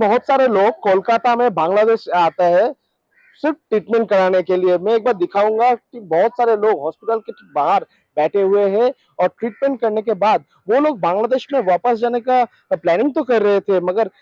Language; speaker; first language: Hindi; non-native, local second language; Bangla